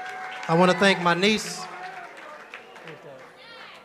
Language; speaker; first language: English; native; English